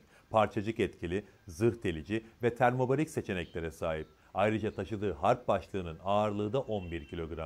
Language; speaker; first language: Turkish; native; Turkish